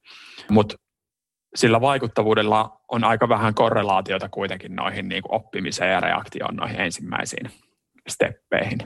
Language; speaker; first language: Finnish; native; Finnish